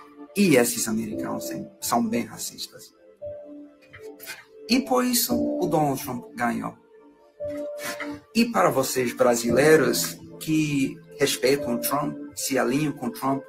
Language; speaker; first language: Portuguese; non-native, fluent; English